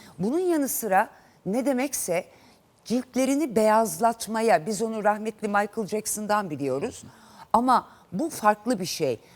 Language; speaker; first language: Turkish; native; Turkish